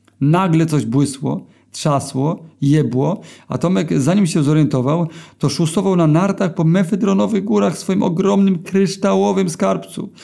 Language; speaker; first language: Polish; native; Polish